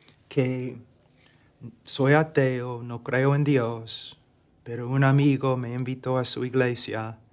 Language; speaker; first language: Spanish; non-native, fluent; English